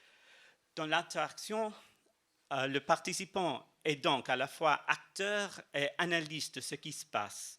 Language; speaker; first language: French; non-native, fluent; English